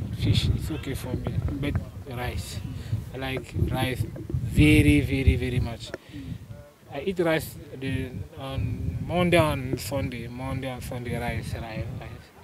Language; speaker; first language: English; non-native, learner; French